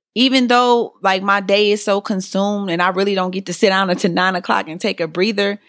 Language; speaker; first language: English; native; English